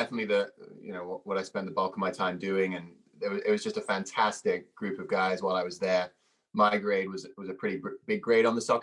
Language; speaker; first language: English; native; English